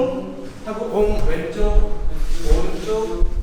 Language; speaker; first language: Korean; non-native, learner; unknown